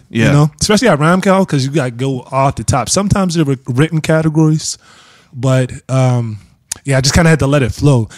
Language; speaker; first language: English; native; English